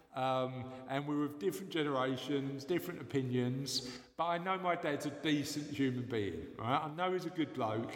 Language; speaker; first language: English; native; English